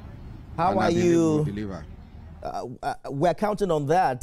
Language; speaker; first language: English; native; English